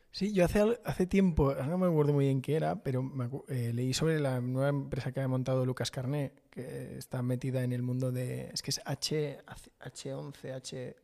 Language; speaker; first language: Spanish; native; Spanish